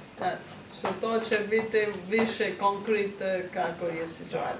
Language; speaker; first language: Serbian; non-native, learner; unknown